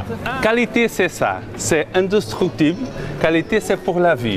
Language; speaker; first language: French; non-native, learner; Portuguese